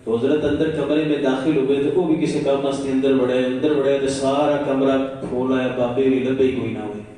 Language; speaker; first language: Urdu; non-native, local second language; Punjabi